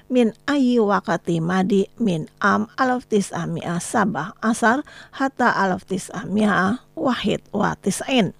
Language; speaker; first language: Arabic; non-native, fluent; Indonesian